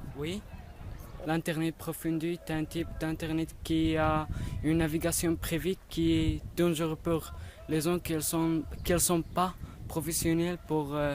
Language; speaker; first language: French; non-native, learner; Arabic